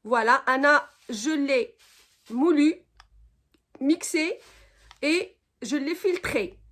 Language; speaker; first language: French; non-native, local second language; Arabic